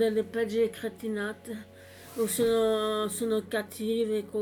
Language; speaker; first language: Italian; non-native, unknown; French